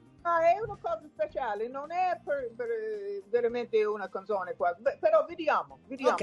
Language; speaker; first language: Italian; non-native, fluent; English